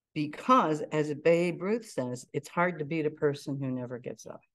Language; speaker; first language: English; native; English